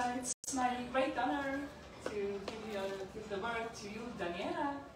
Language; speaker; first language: English; non-native, fluent; Estonian